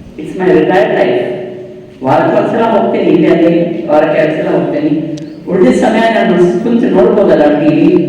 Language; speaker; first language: Kannada; non-native, local second language; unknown